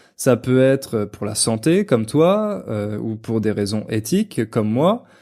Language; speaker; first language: French; native; French